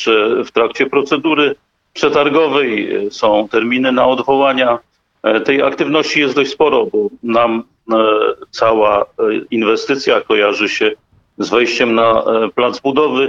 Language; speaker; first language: Polish; native; Polish